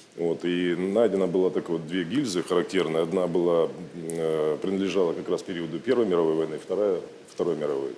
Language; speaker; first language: Russian; native; Russian